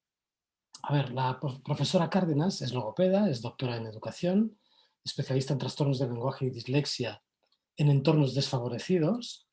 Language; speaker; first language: Spanish; non-native, local second language; Catalan